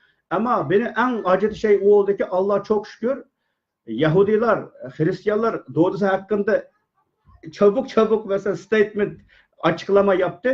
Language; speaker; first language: Turkish; non-native, learner; Uyghur